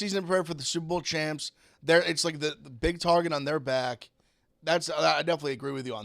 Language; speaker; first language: English; native; English